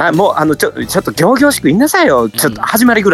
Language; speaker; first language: Japanese; native; Japanese